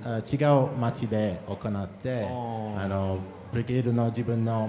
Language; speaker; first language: Japanese; non-native, fluent; English